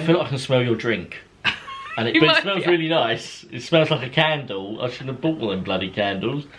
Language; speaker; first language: English; native; English